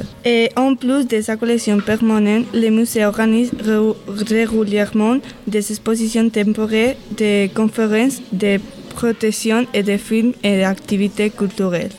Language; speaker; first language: French; non-native, learner; Spanish